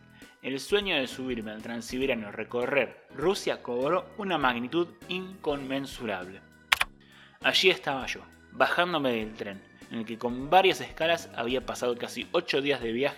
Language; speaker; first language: Spanish; native; Spanish